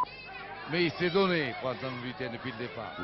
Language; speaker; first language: French; native; French